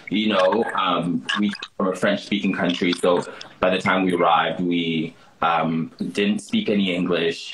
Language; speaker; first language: English; early bilingual, other home language; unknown